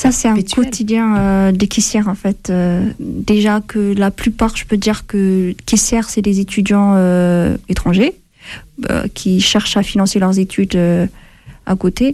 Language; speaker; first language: French; non-native, fluent; Amharic